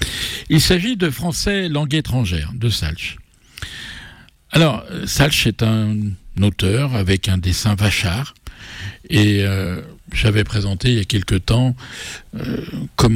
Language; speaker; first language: French; native; French